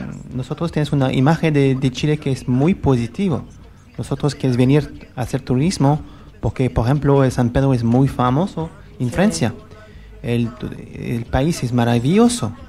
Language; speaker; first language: Spanish; non-native, learner; French